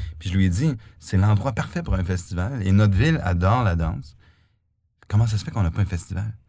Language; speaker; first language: French; native; French